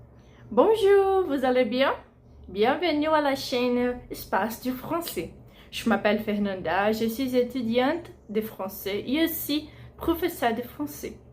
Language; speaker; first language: French; non-native, fluent; Portuguese